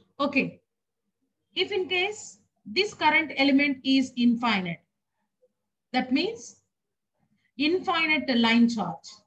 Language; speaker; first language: English; non-native, local second language; Telugu